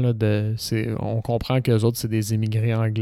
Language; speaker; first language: French; native; French